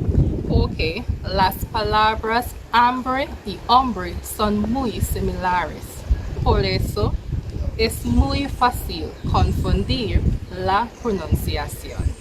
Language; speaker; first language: Spanish; non-native, fluent; English